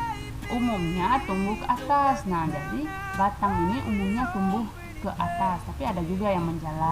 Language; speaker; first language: Indonesian; native; Indonesian